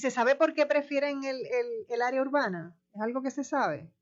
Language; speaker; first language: Spanish; native; Spanish